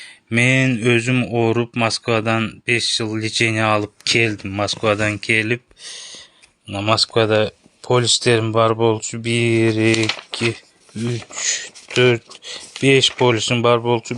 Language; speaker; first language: Kyrgyz; native; Kyrgyz